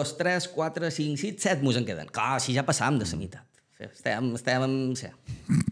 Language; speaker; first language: Catalan; native; Catalan